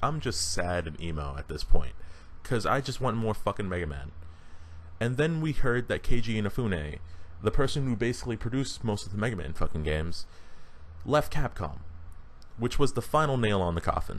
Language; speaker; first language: English; native; English